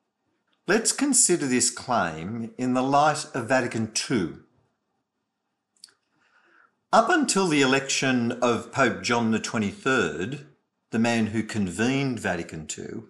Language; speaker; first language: English; native; English